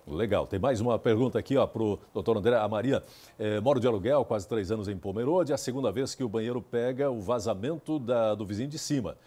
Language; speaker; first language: Portuguese; native; Portuguese